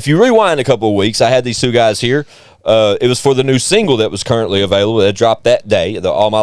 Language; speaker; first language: English; native; English